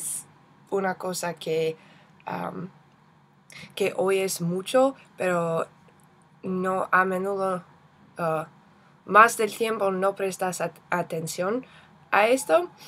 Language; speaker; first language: Spanish; non-native, learner; English